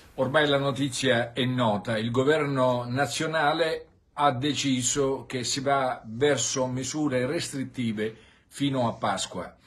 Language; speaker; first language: Italian; native; Italian